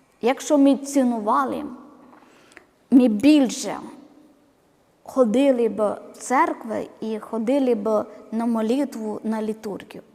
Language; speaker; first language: Ukrainian; non-native, learner; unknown